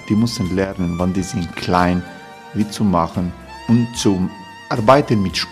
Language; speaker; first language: German; non-native, learner; Croatian